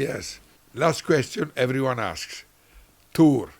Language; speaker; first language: English; non-native, learner; Italian